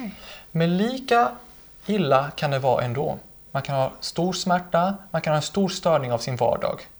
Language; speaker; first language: Swedish; native; Swedish